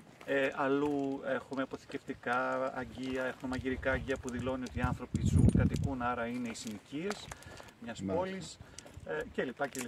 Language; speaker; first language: Greek; native; Greek